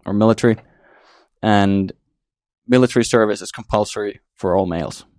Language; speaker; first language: English; non-native, fluent; Finnish